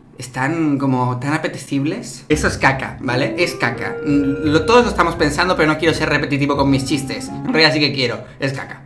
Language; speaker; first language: Spanish; native; Spanish